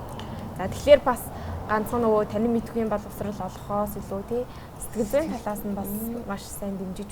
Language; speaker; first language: Mongolian; native; Mongolian